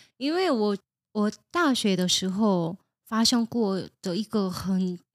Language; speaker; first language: Chinese; non-native, fluent; Korean